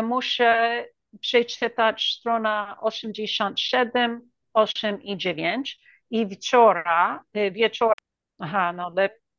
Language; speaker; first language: Polish; early bilingual, heritage; English